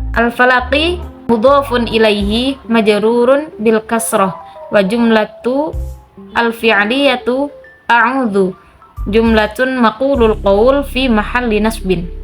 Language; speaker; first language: Arabic; non-native, learner; Indonesian